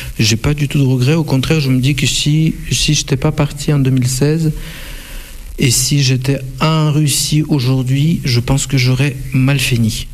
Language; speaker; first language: French; non-native, fluent; Russian